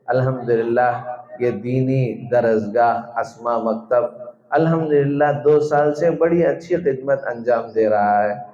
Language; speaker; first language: Urdu; native; Urdu